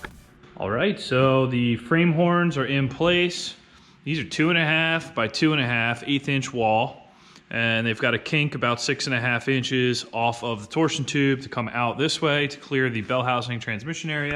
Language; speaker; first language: English; native; English